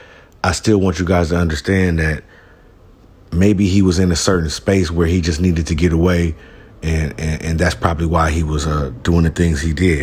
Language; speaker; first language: English; native; English